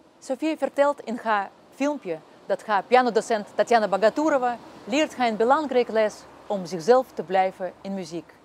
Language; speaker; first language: Dutch; non-native, fluent; Russian